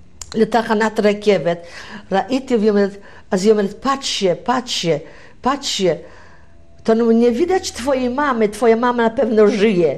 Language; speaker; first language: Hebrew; non-native, fluent; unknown